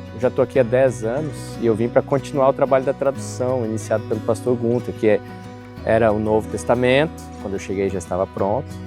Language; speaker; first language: Portuguese; native; Portuguese